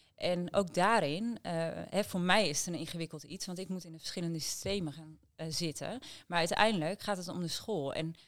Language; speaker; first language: Dutch; native; Dutch